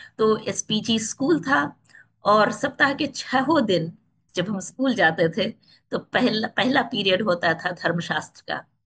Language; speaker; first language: Hindi; non-native, local second language; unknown